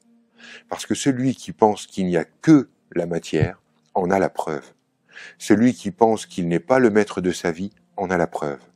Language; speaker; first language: French; native; French